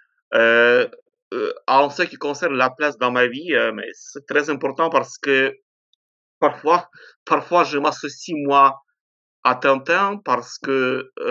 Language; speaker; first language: French; non-native, fluent; Ukrainian